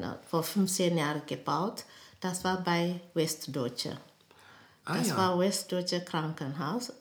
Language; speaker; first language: German; non-native, learner; Amharic